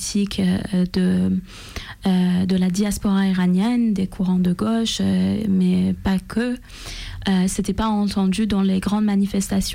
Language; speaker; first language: French; non-native, fluent; Persian